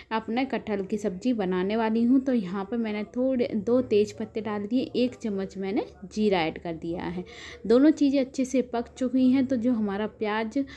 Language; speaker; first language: Hindi; native; Hindi